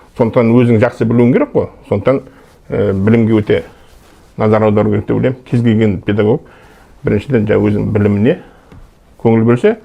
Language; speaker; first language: Kazakh; native; Kazakh